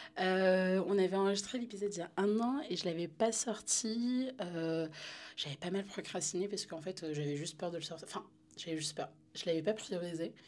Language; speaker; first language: French; native; French